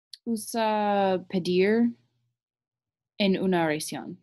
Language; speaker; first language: Spanish; non-native, learner; English